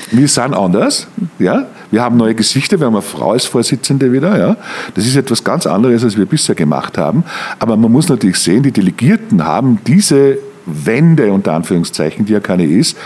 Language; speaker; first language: German; native; German